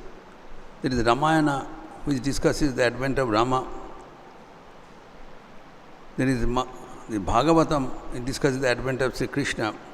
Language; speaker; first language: English; non-native, local second language; Hindi